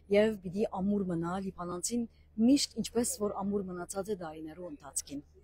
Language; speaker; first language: Armenian; native; Armenian